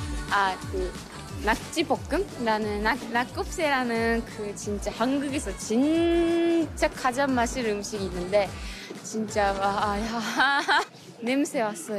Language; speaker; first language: Korean; non-native, learner; Japanese